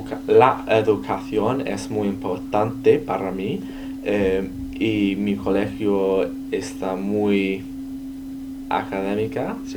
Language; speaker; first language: Spanish; non-native, learner; English